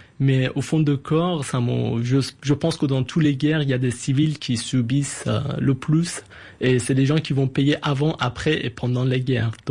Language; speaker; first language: French; non-native, fluent; Persian